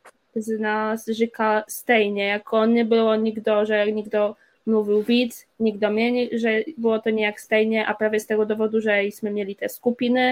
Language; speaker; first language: Czech; non-native, fluent; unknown